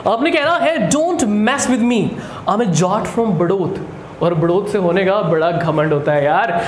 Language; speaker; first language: Hindi; native; Hindi